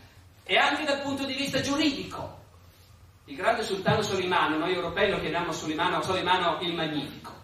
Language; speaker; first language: Italian; native; Italian